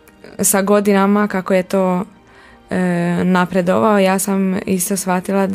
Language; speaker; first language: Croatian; non-native, local second language; Hungarian